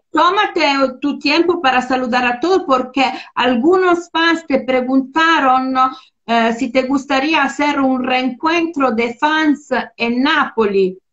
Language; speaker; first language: Spanish; non-native, fluent; Italian